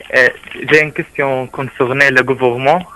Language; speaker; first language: French; non-native, learner; Arabic